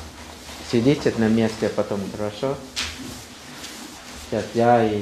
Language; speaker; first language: Russian; non-native, fluent; Thai